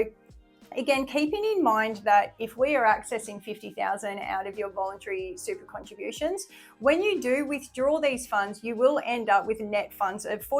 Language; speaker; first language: English; native; English